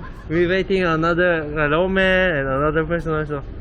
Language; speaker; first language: English; non-native, learner; Korean